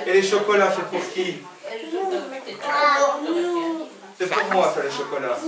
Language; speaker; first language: French; native; French